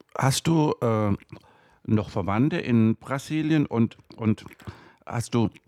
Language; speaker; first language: German; native; German